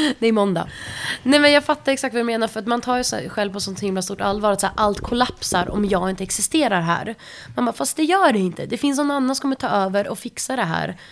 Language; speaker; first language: Swedish; early bilingual, other home language; Russian